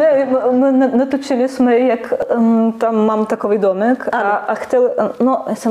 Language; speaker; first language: Czech; non-native, learner; Russian